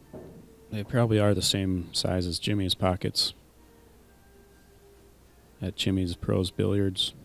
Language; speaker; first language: English; native; English